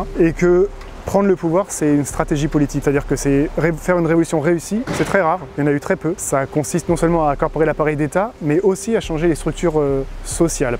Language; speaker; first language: French; native; French